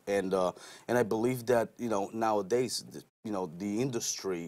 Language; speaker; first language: English; non-native, fluent; Portuguese